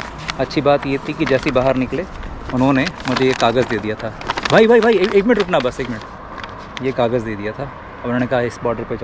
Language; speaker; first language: Hindi; native; Hindi